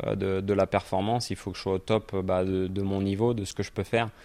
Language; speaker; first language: French; native; French